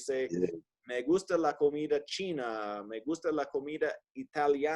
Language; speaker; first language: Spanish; non-native, fluent; English